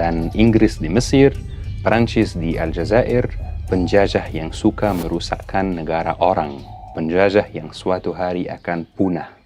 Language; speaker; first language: Indonesian; non-native, fluent; Arabic